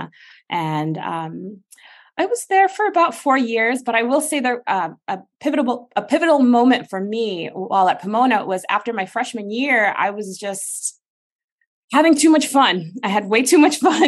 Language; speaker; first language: English; native; English